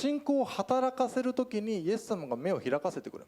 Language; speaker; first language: Japanese; native; Japanese